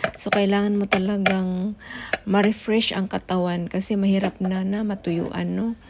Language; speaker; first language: Filipino; non-native, local second language; Cebuano